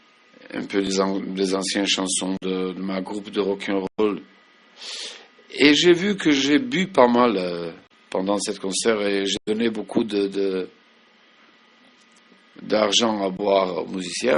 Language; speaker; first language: French; non-native, fluent; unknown